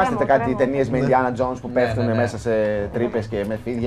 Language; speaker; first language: Greek; native; Greek